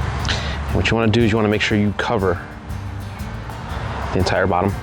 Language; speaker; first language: English; native; English